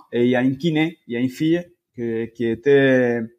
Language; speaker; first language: French; non-native, fluent; Spanish